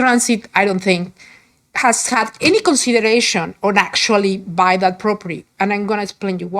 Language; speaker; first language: English; non-native, fluent; Spanish